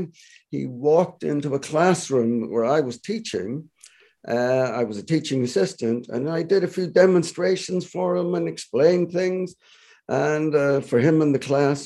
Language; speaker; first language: English; native; English